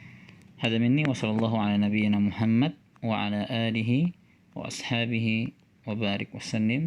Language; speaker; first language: Arabic; non-native, fluent; Indonesian